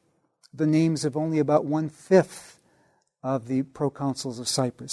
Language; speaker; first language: English; native; English